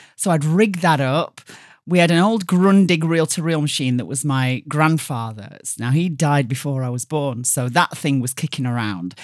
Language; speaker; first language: English; native; English